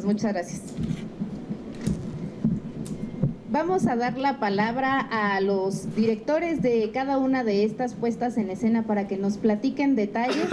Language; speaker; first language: Spanish; native; Spanish